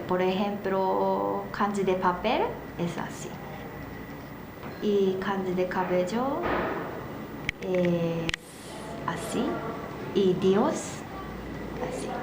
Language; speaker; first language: Spanish; non-native, learner; Japanese